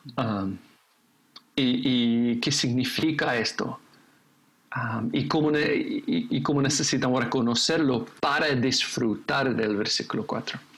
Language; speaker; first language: Spanish; non-native, fluent; English